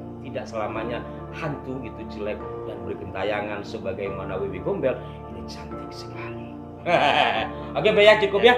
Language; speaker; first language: Indonesian; native; Indonesian